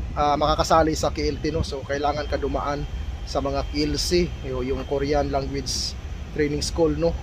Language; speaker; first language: Filipino; non-native, local second language; Cebuano